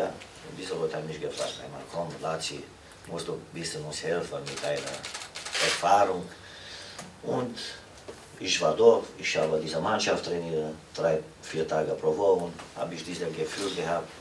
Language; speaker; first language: German; non-native, fluent; Romanian